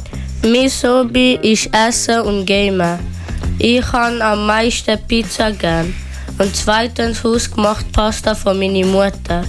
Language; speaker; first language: German; non-native, local second language; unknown